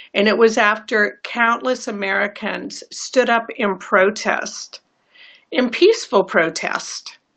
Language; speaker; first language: English; native; English